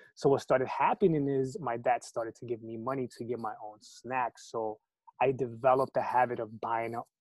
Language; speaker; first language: English; early bilingual, other home language; Spanish